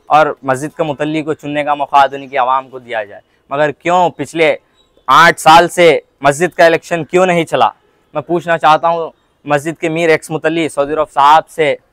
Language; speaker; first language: Hindi; non-native, local second language; Urdu